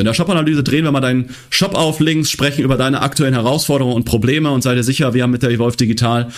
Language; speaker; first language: German; native; German